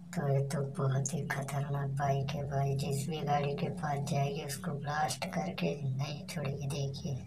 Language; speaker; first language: Hindi; non-native, local second language; Marathi